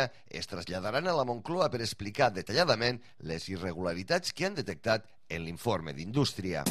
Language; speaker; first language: Catalan; native; Catalan